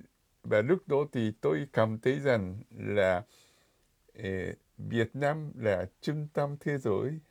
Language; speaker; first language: Vietnamese; non-native, fluent; Japanese